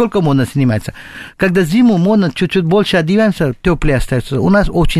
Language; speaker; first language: Russian; non-native, learner; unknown